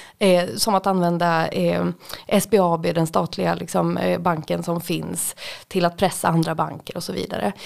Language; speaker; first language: Swedish; native; Swedish